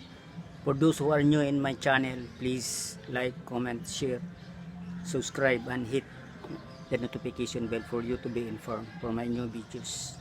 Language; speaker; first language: English; non-native, local second language; Filipino